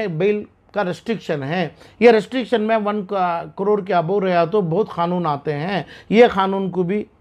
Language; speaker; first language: Hindi; non-native, local second language; Urdu